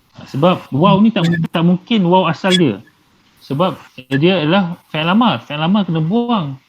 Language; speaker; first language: Malay; native; Malay